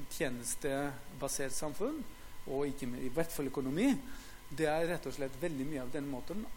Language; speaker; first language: Norwegian; non-native, fluent; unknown